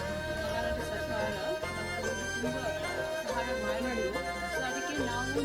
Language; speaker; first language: Kannada; non-native, local second language; Tibetan